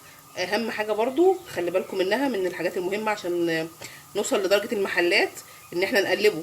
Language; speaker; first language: Arabic; native; Arabic